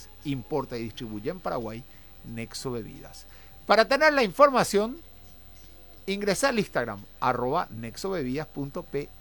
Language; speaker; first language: Spanish; native; Spanish